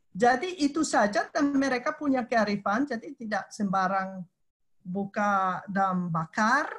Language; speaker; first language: Indonesian; non-native, fluent; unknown